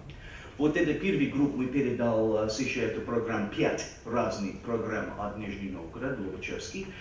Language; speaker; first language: Russian; non-native, fluent; English